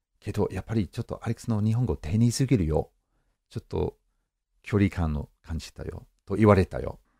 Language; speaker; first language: Japanese; non-native, fluent; English